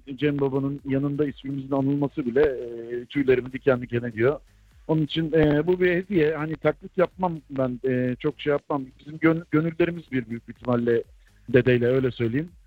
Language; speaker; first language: Turkish; native; Turkish